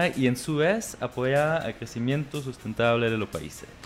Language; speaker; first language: Spanish; non-native, fluent; German